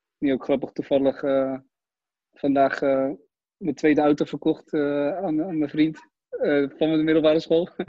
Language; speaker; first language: Dutch; early bilingual, other home language; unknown